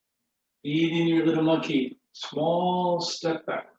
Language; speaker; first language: English; native; English